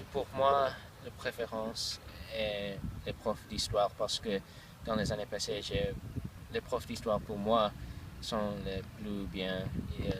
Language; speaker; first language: French; non-native, learner; English